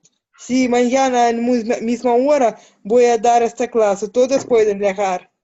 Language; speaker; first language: Spanish; non-native, learner; Ukrainian